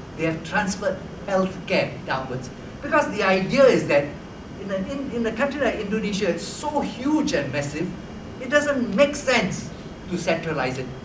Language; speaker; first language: English; non-native, local second language; Malay